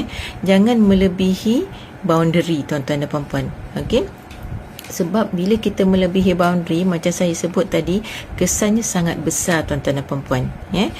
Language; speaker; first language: Malay; native; Malay